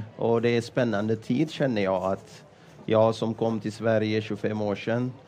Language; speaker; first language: Swedish; non-native, fluent; Amharic